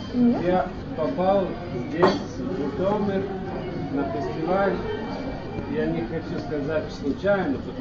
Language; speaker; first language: Russian; non-native, fluent; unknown